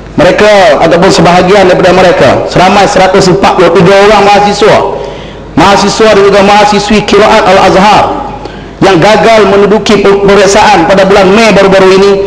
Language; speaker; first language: Malay; native; Malay